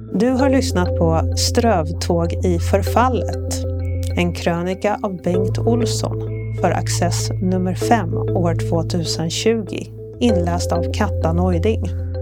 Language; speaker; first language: Swedish; native; Swedish